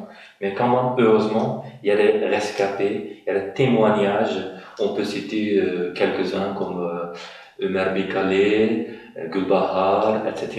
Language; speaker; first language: French; non-native, fluent; Uyghur